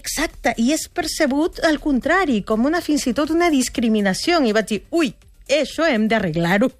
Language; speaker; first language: Catalan; non-native, fluent; Spanish